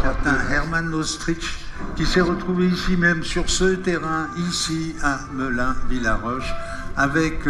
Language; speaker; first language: French; native; French